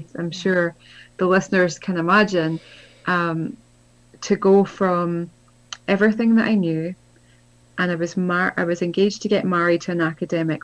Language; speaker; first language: English; native; English